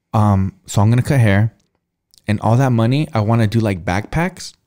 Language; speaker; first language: English; early bilingual, other home language; Spanish